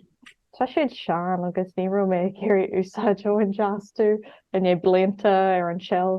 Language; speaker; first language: Irish; non-native, local second language; English